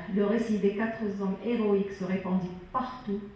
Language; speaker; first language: French; non-native, local second language; Arabic